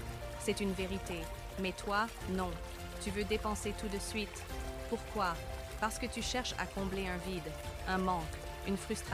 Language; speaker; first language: French; native; French